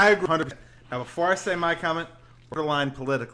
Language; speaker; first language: English; native; English